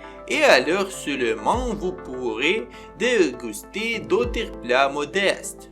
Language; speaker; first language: French; non-native, learner; Ukrainian